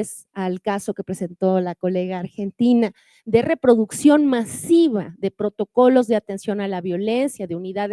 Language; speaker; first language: Spanish; native; Spanish